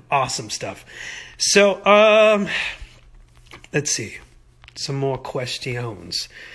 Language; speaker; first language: English; native; English